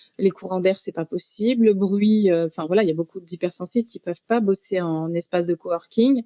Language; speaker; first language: French; native; French